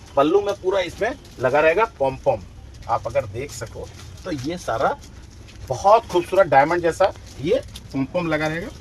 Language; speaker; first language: Hindi; non-native, local second language; Bangla